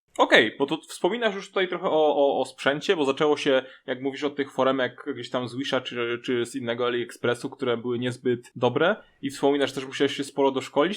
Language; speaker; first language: Polish; native; Polish